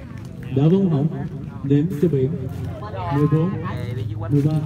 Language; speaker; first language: Vietnamese; native; Vietnamese